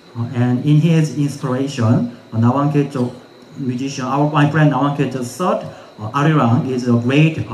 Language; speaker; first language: English; non-native, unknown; Korean